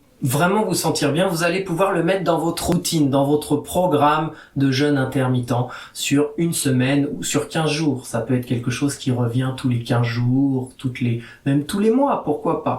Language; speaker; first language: French; native; French